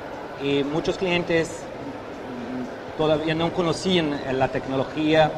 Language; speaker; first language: Spanish; non-native, fluent; Portuguese